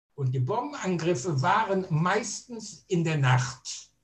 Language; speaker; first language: German; native; German